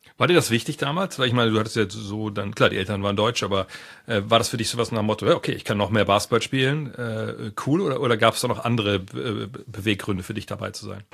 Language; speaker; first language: German; native; German